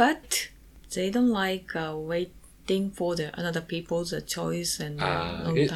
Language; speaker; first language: English; non-native, learner; Japanese